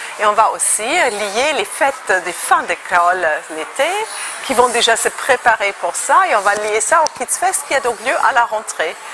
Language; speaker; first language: French; non-native, fluent; German